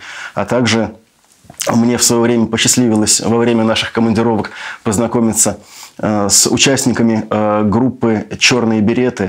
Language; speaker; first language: Russian; native; Russian